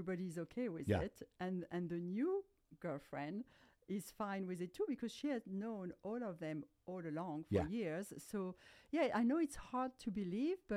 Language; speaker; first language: English; non-native, fluent; French